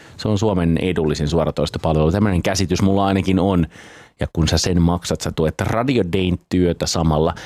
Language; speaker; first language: Finnish; native; Finnish